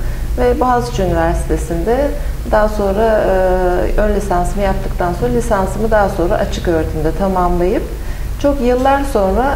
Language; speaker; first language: Turkish; native; Turkish